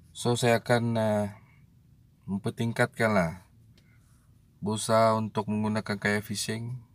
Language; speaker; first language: Malay; native; Malay